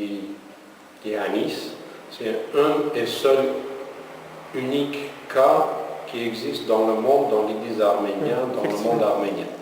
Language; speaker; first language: French; non-native, fluent; Armenian